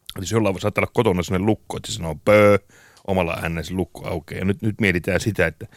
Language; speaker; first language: Finnish; native; Finnish